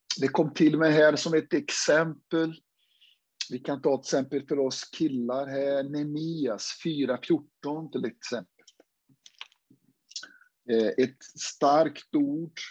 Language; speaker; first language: Swedish; non-native, fluent; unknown